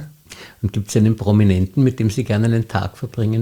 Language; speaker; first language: German; native; German